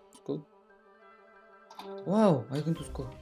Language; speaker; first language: English; non-native, learner; Kazakh